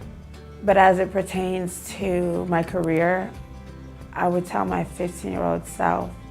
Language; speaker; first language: English; native; English